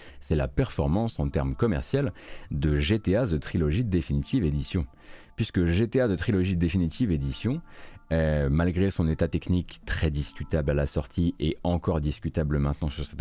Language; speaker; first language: French; native; French